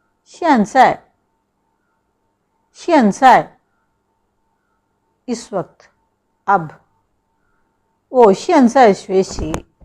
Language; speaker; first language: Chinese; non-native, fluent; Urdu